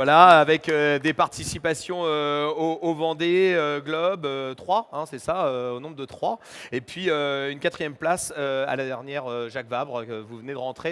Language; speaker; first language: French; native; French